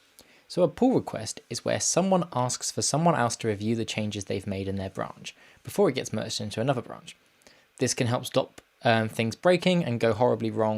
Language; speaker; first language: English; native; English